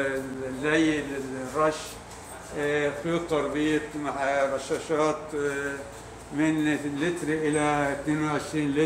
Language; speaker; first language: Arabic; native; Arabic